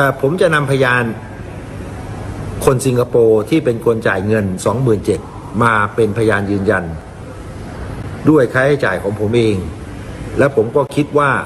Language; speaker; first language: Thai; native; Thai